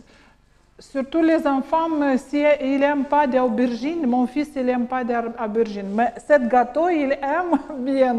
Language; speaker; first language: French; non-native, learner; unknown